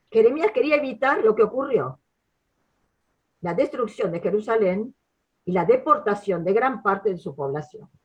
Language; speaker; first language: Spanish; native; Spanish